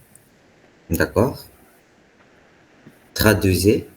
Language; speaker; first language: French; non-native, fluent; Hindi